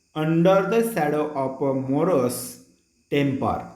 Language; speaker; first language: English; non-native, local second language; Marathi